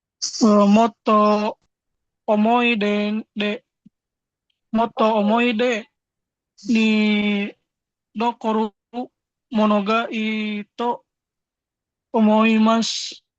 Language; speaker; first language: Japanese; non-native, learner; Indonesian